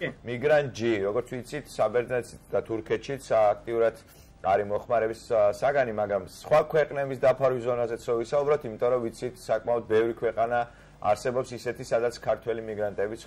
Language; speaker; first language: Georgian; native; Georgian